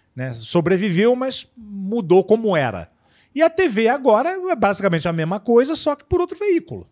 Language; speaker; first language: Portuguese; native; Portuguese